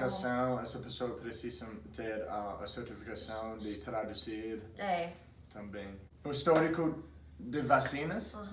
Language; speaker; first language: Portuguese; non-native, fluent; English